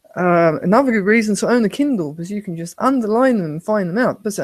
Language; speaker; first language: English; native; English